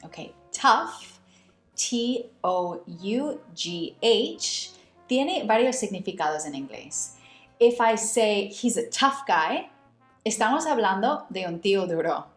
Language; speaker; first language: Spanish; non-native, fluent; English